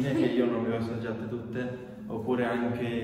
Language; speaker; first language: Italian; native; Italian